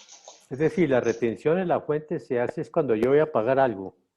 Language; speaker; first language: Spanish; native; Spanish